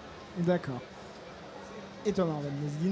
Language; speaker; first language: French; native; French